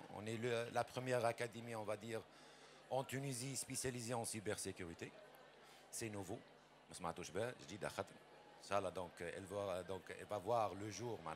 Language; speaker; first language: French; non-native, local second language; Arabic